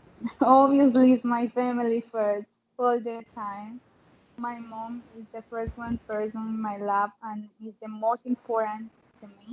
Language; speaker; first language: English; non-native, learner; Spanish